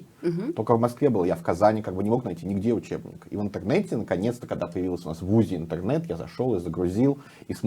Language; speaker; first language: Russian; native; Russian